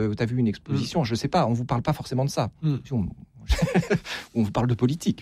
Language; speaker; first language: French; native; French